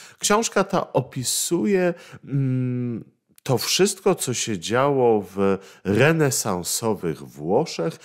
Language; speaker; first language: Polish; native; Polish